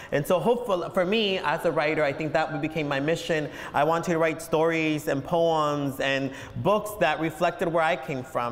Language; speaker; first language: English; early bilingual, other home language; Spanish